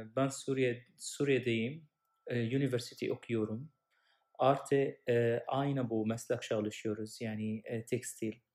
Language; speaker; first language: Turkish; non-native, learner; Arabic